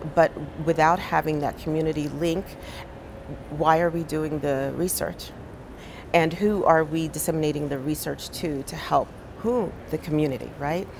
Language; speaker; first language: English; native; English